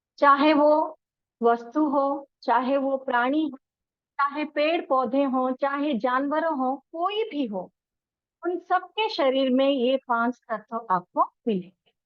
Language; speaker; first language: Hindi; non-native, local second language; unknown